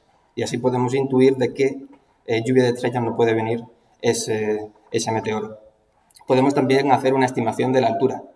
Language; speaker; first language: Spanish; native; Spanish